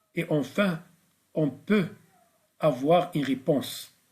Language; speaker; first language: French; non-native, local second language; Arabic